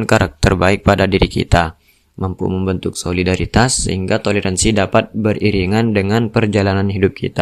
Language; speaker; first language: Indonesian; native; Indonesian